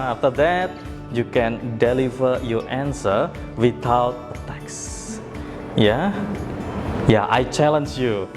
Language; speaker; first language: English; non-native, fluent; Indonesian